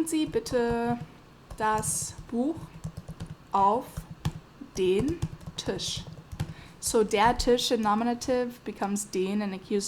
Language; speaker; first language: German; non-native, fluent; English